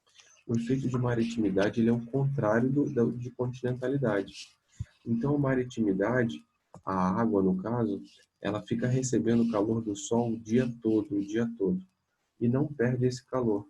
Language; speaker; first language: Portuguese; native; Portuguese